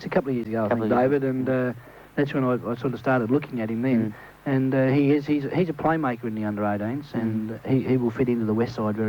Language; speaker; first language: English; native; English